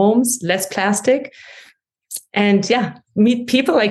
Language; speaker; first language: English; non-native, fluent; German